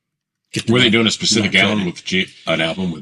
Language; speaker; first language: English; native; English